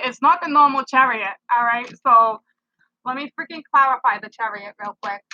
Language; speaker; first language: English; native; English